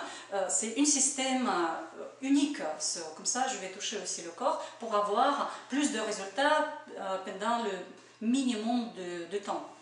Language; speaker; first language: French; non-native, learner; Russian